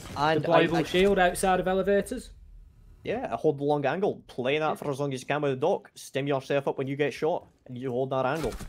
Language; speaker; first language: English; native; English